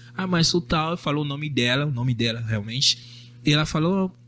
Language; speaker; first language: Portuguese; non-native, fluent; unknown